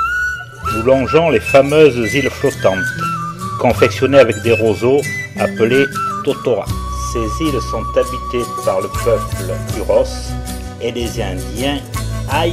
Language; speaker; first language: French; native; French